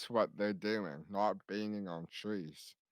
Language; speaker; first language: English; native; English